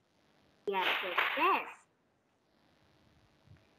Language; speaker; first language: English; non-native, learner; Korean